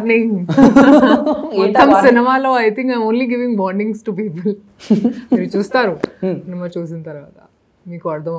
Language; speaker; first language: Telugu; non-native, local second language; Hindi